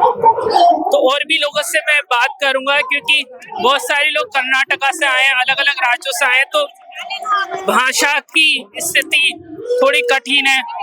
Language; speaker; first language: Hindi; native; Hindi